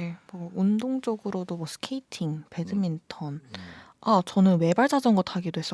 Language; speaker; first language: Korean; native; Korean